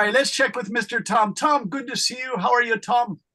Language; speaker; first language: English; native; English